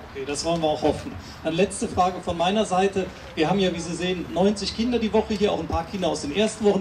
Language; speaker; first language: German; native; German